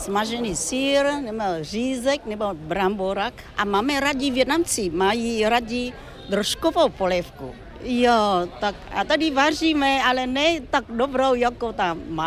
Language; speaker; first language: Czech; non-native, fluent; Vietnamese